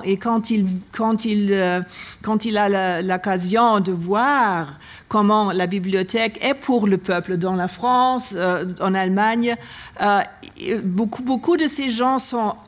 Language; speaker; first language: French; non-native, learner; German